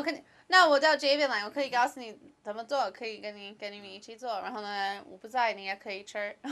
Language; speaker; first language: Chinese; non-native, learner; English